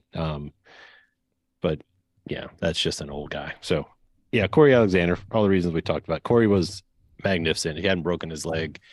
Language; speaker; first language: English; native; English